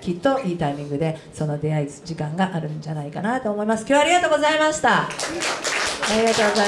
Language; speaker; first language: Japanese; native; Japanese